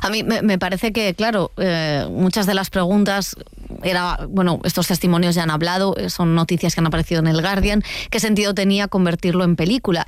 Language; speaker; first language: Spanish; native; Spanish